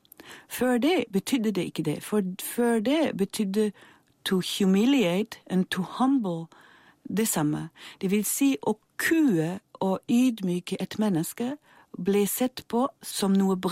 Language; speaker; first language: Norwegian; non-native, fluent; German